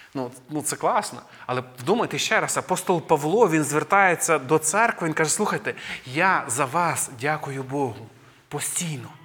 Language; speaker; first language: Ukrainian; native; Ukrainian